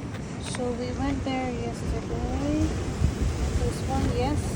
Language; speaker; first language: English; non-native, local second language; Filipino